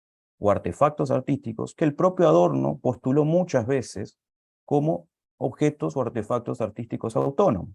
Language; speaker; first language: Spanish; native; Spanish